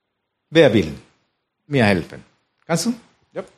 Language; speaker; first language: German; non-native, fluent; Spanish